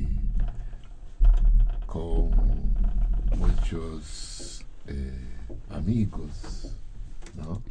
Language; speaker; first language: Spanish; non-native, fluent; Portuguese